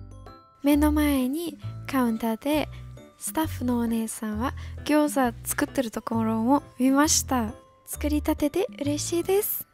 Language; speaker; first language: Japanese; non-native, fluent; English